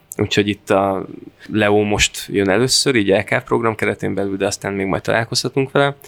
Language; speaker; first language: Hungarian; native; Hungarian